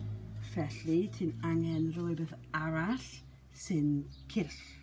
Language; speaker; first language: Welsh; non-native, learner; English